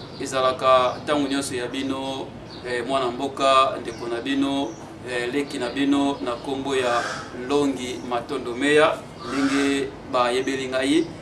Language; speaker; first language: Lingala; non-native, local second language; Kongo